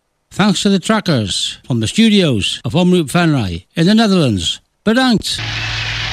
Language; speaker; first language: English; native; English